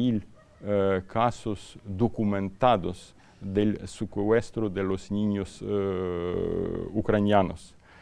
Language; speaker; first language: Spanish; non-native, fluent; Ukrainian